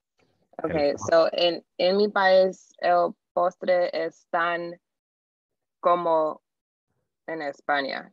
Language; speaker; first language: Spanish; non-native, learner; English